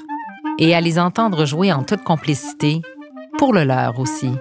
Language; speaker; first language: French; native; French